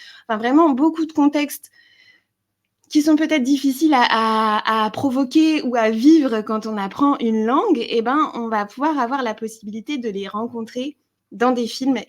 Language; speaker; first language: French; native; French